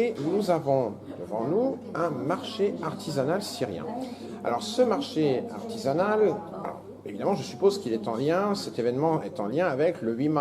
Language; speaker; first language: French; native; French